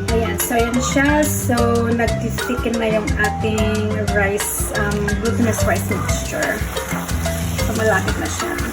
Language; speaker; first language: Filipino; non-native, local second language; Iloko